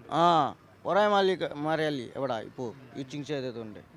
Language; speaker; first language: Malayalam; non-native, local second language; Bangla